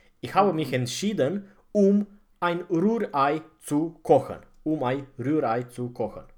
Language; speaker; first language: German; non-native, fluent; Romanian